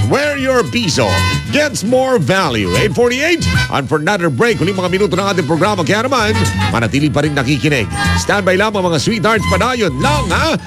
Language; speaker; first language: Filipino; non-native, local second language; Cebuano